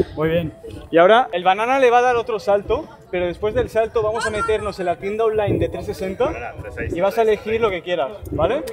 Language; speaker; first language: Spanish; native; Spanish